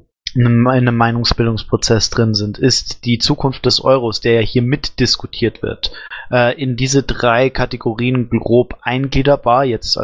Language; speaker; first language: German; native; German